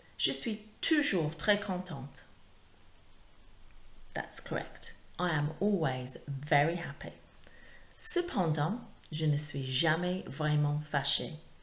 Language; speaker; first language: French; non-native, fluent; English